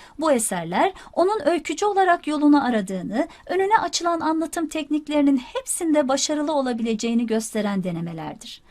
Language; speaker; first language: Turkish; native; Turkish